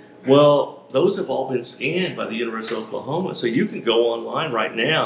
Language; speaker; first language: English; native; English